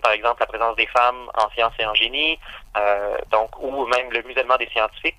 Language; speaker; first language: French; native; French